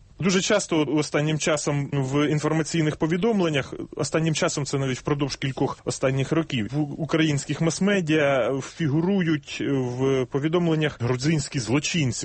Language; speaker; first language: Ukrainian; native; Ukrainian